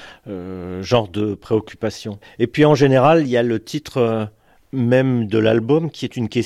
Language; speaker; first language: French; native; French